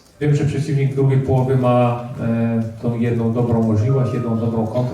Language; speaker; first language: Polish; early bilingual, heritage; Polish